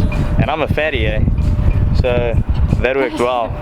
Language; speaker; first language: English; native; English